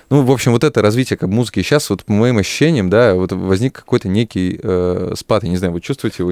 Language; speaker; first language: Russian; native; Russian